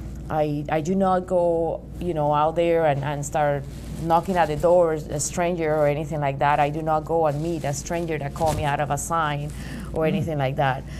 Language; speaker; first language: English; non-native, fluent; Spanish